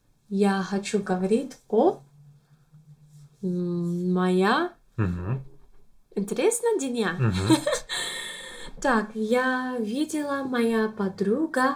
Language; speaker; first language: Russian; non-native, learner; English